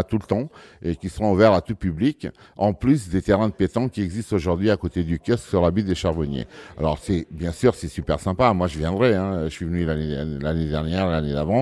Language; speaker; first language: French; early bilingual, other home language; Portuguese